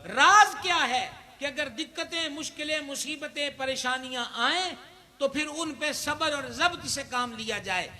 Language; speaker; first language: Urdu; non-native, local second language; Punjabi